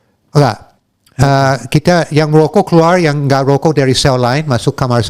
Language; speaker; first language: Indonesian; non-native, learner; English